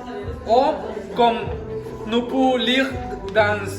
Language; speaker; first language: French; non-native, learner; Spanish